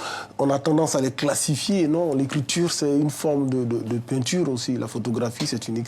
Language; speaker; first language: French; native; French